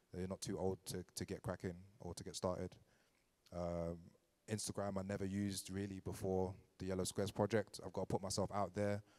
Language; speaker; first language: English; native; English